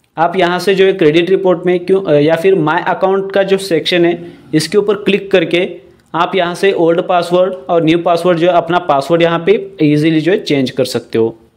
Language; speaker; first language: Hindi; non-native, local second language; Marathi